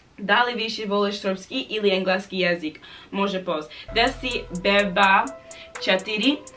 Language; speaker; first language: Bosnian; non-native, learner; English